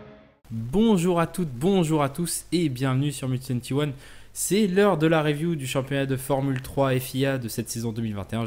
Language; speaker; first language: French; native; French